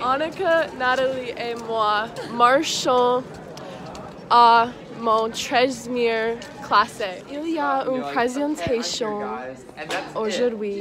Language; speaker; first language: French; non-native, learner; English